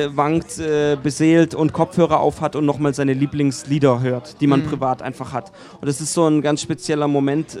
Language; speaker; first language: German; native; German